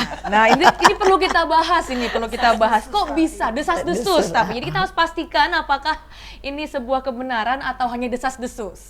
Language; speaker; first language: Indonesian; native; Indonesian